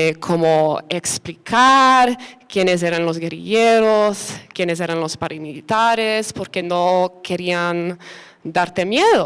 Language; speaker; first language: Spanish; early bilingual, other home language; English